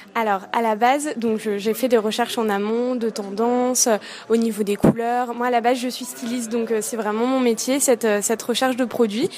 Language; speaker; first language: French; native; French